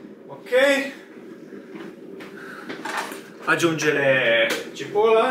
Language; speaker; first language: Italian; non-native, learner; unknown